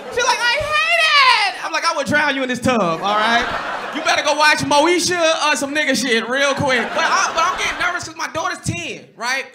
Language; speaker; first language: English; native; English